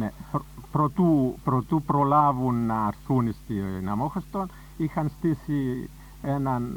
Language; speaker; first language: Greek; native; Greek